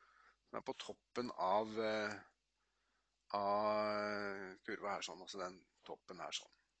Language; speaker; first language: Norwegian; native; Norwegian